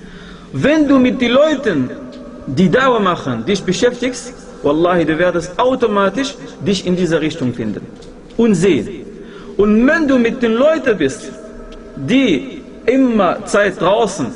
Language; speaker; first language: German; non-native, fluent; Arabic